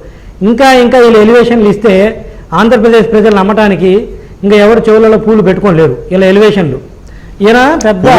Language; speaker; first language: Telugu; native; Telugu